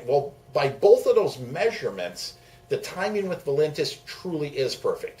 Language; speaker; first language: English; native; English